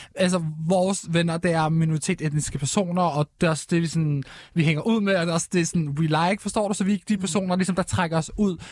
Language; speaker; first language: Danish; early bilingual, other home language; Arabic